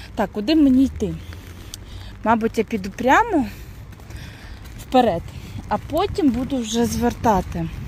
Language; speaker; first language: Ukrainian; non-native, local second language; Russian